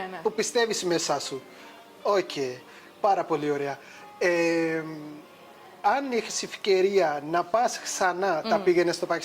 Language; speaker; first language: Greek; non-native, learner; Punjabi